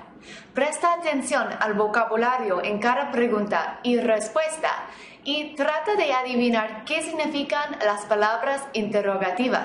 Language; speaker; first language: Spanish; non-native, fluent; English